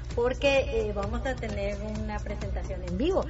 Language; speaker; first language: Spanish; native; Spanish